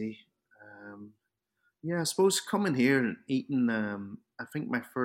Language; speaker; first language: English; early bilingual, other home language; Cantonese